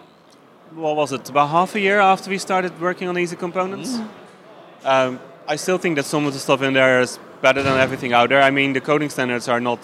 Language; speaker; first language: English; non-native, fluent; Dutch